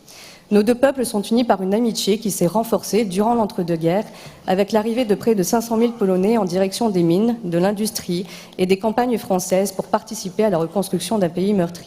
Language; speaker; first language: French; native; French